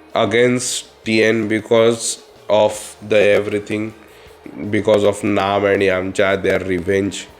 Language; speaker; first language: English; non-native, local second language; Marathi